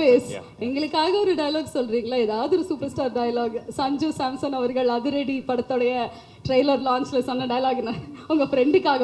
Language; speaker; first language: Tamil; native; Tamil